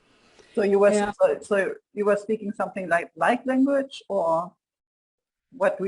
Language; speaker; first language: English; non-native, fluent; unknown